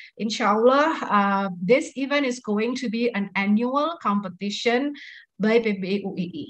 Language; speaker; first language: English; non-native, fluent; Indonesian